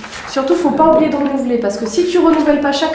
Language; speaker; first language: French; native; French